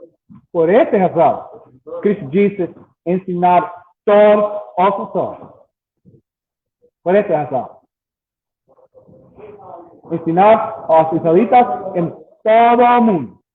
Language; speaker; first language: Portuguese; non-native, learner; English